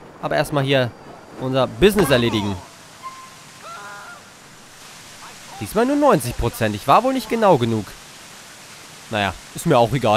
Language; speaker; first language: German; native; German